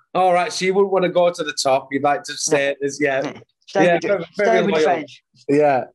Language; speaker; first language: English; native; English